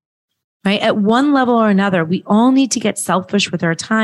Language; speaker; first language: English; native; English